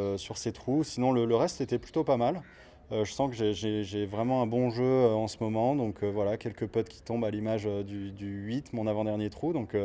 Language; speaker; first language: French; native; French